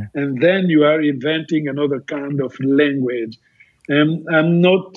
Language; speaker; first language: English; non-native, fluent; French